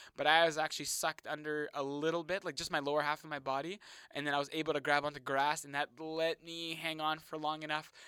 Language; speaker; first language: English; native; English